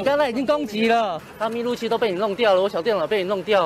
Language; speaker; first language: Chinese; native; Chinese